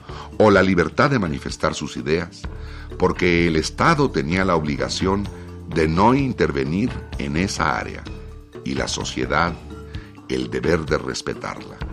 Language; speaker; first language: Spanish; native; Spanish